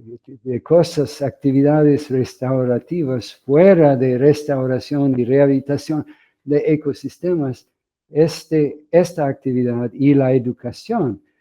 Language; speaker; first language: Spanish; non-native, fluent; English